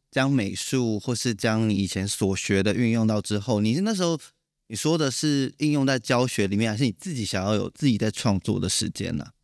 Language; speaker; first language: Chinese; native; Chinese